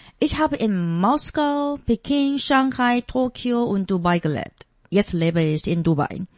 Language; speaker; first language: German; non-native, fluent; Chinese